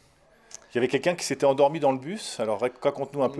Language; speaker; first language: French; native; French